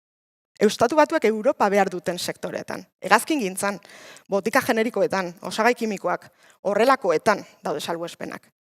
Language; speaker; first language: Basque; native; Basque